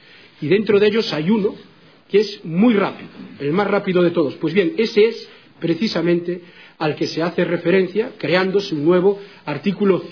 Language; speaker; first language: Spanish; native; Spanish